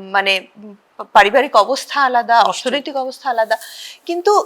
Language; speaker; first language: Bangla; native; Bangla